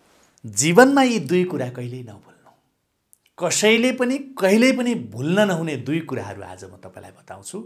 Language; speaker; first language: Nepali; native; Nepali